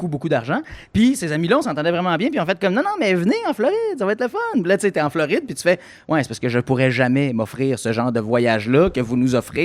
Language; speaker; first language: French; native; French